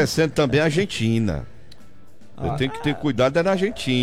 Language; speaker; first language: Portuguese; native; Portuguese